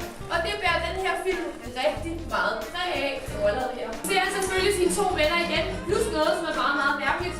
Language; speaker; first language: Danish; native; Danish